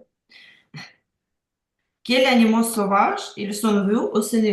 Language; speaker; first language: French; non-native, learner; Ukrainian